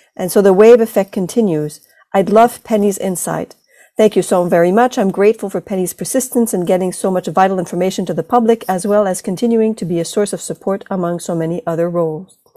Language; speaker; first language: English; non-native, fluent; Italian